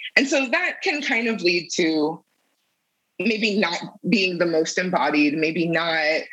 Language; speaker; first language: English; native; English